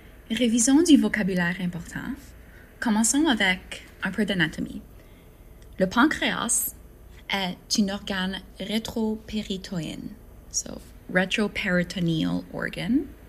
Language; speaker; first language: French; non-native, fluent; English